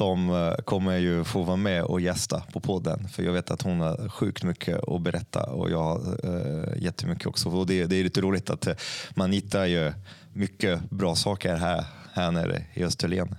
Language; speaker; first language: Swedish; non-native, fluent; French